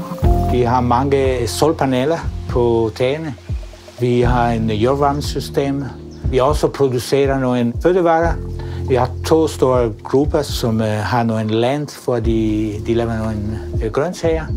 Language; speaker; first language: Danish; non-native, fluent; Italian